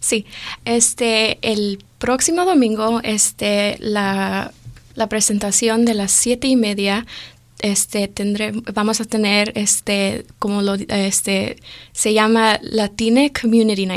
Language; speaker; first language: Spanish; early bilingual, other home language; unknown